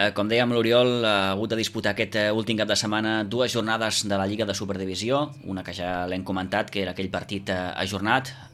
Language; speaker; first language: Catalan; native; Catalan